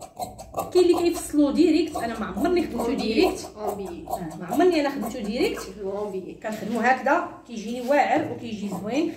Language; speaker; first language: Arabic; native; Arabic